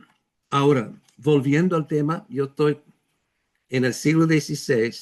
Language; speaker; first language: Spanish; non-native, fluent; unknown